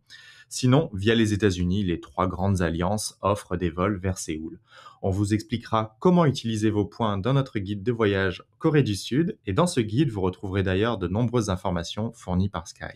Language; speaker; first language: French; native; French